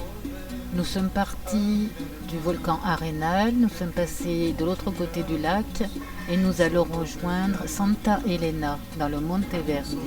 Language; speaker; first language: French; native; French